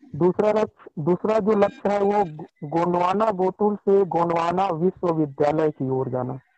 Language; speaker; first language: Hindi; native; Hindi